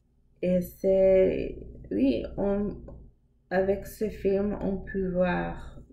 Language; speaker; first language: French; non-native, learner; English